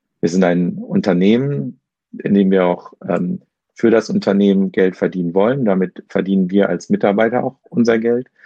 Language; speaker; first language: German; native; German